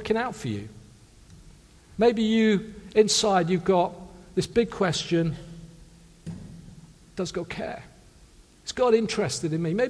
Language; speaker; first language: English; native; English